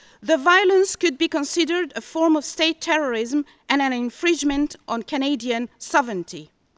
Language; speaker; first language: English; non-native, fluent; Kabyle